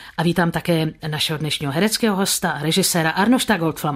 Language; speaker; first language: Czech; native; Czech